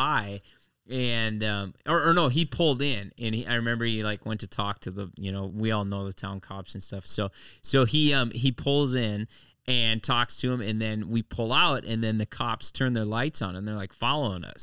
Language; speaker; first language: English; native; English